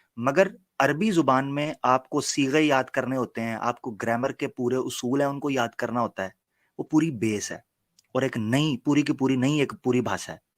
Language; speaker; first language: Urdu; native; Urdu